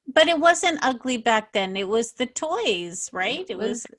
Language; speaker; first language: English; native; English